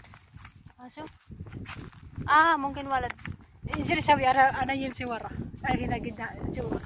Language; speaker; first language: Arabic; non-native, learner; Filipino